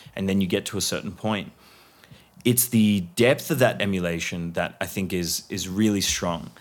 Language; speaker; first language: English; early bilingual, other home language; Sindhi